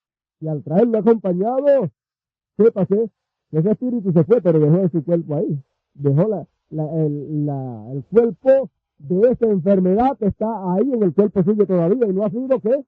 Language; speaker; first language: Spanish; native; Spanish